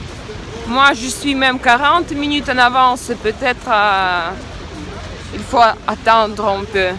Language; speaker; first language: French; non-native, fluent; Russian